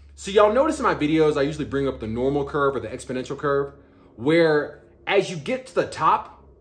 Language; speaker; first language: English; native; English